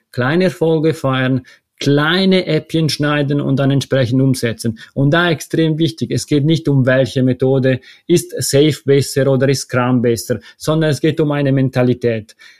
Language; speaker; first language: German; non-native, local second language; Italian